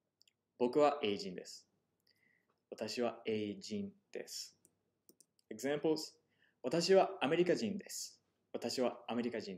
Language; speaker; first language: Japanese; non-native, fluent; English